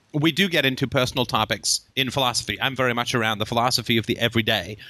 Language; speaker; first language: English; native; English